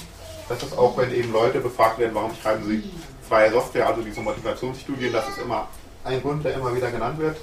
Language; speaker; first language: German; native; German